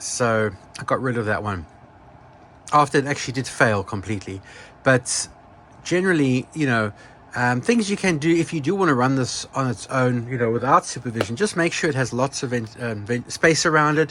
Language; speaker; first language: English; native; English